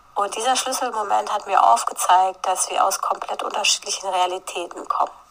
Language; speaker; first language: German; early bilingual, other home language; Turkish